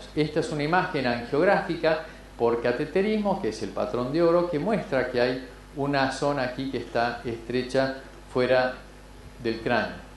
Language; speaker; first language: Spanish; native; Spanish